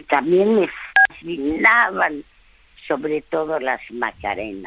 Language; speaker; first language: Spanish; early bilingual, other home language; French